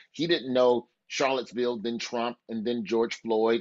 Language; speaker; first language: English; native; English